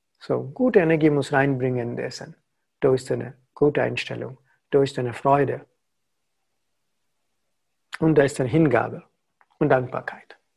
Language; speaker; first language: German; non-native, learner; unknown